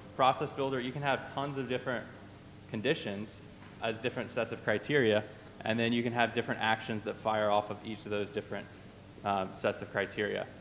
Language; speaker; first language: English; native; English